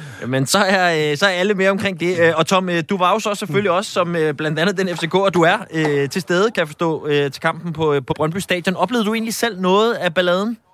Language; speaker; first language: Danish; native; Danish